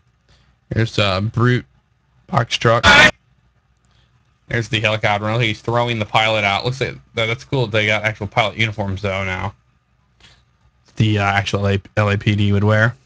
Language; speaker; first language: English; native; English